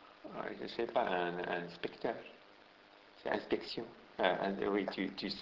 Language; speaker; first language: French; non-native, local second language; Arabic